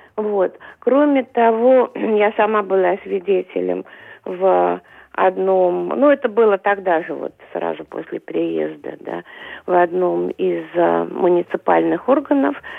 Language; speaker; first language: Russian; native; Russian